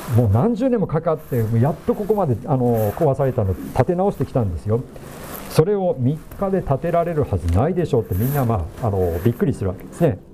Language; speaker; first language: Japanese; native; Japanese